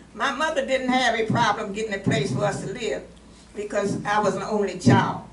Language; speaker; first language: English; native; English